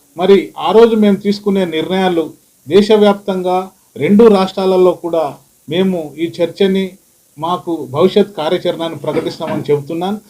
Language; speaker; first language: Telugu; non-native, local second language; Lambadi